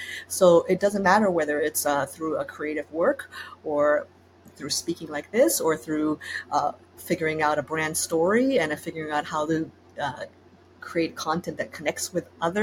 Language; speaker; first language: English; native; English